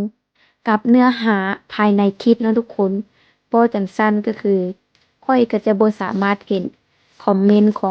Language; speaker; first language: Thai; non-native, local second language; Lao